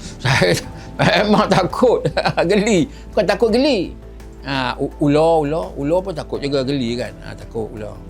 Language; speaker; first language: Malay; native; Malay